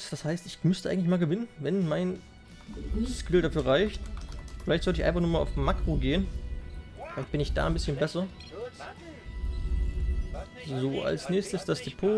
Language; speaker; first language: German; native; German